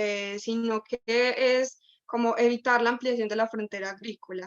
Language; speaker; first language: Spanish; native; Spanish